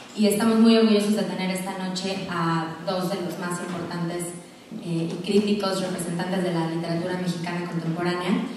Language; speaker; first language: Spanish; native; Spanish